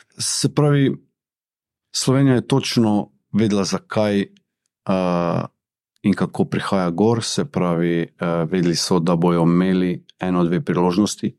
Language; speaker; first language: Slovenian; early bilingual, other home language; Bosnian